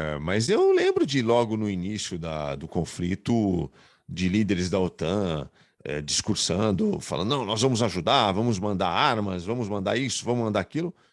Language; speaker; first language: Portuguese; native; Portuguese